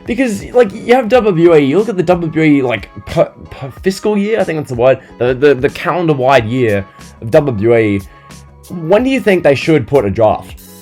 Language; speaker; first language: English; native; English